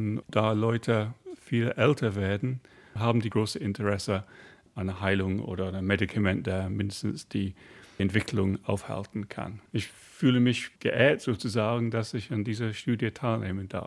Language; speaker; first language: German; non-native, fluent; English